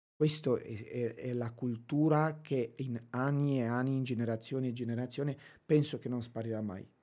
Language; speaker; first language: Italian; non-native, fluent; Romanian